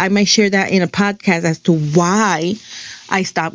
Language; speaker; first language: English; early bilingual, other home language; Spanish